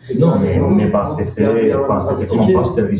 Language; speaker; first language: French; non-native, learner; Spanish